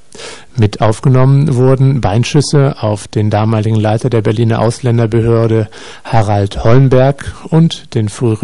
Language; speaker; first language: German; native; German